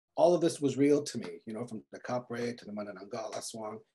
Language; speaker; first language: English; native; English